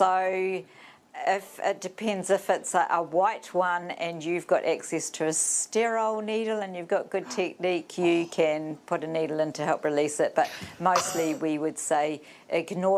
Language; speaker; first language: English; native; English